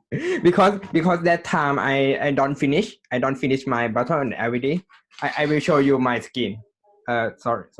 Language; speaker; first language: English; non-native, learner; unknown